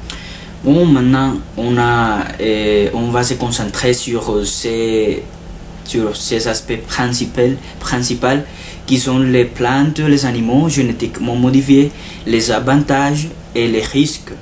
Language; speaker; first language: French; non-native, learner; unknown